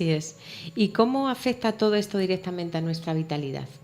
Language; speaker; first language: Spanish; native; Spanish